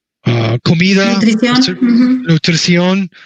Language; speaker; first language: Spanish; non-native, learner; English